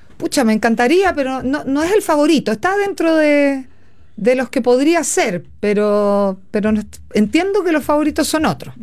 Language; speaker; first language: Spanish; native; Spanish